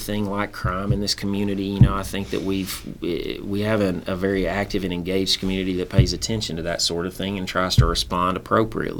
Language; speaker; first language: English; native; English